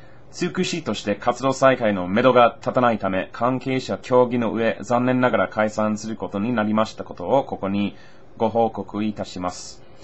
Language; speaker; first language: Japanese; non-native, fluent; English